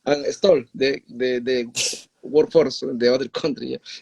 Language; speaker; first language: English; non-native, learner; Spanish